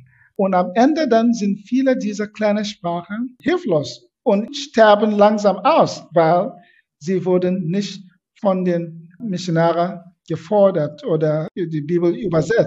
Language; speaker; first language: German; non-native, fluent; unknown